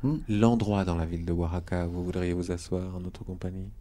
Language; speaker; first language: French; native; French